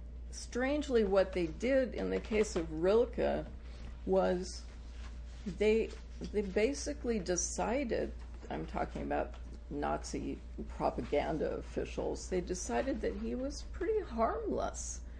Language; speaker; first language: English; native; English